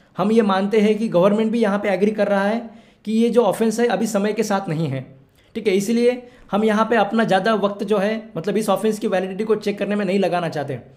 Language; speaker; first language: Hindi; non-native, local second language; Marathi